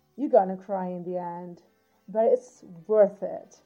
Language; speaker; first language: English; non-native, fluent; Portuguese